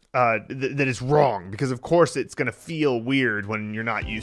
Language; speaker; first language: English; native; English